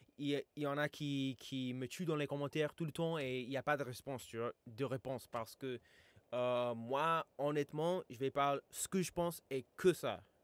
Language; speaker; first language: French; non-native, fluent; English